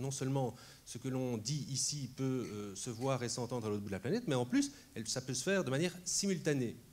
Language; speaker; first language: French; native; French